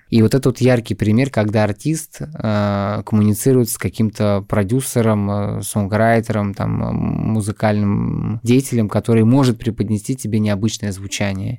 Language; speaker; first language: Russian; native; Russian